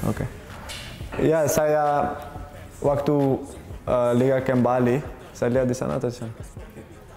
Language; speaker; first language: Indonesian; non-native, learner; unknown